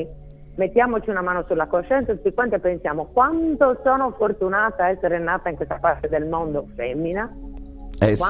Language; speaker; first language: Italian; native; Italian